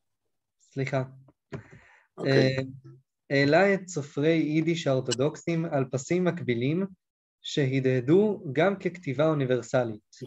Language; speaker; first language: Hebrew; native; Hebrew